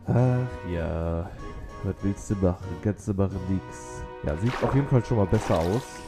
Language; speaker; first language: German; native; German